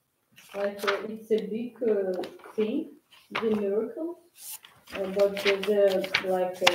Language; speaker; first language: English; non-native, learner; Russian